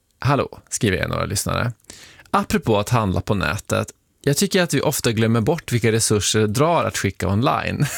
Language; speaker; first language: Swedish; native; Swedish